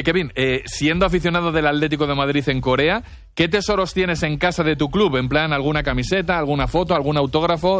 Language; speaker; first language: Spanish; native; Spanish